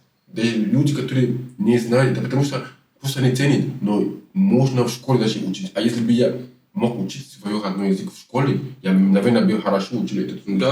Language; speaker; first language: Russian; non-native, fluent; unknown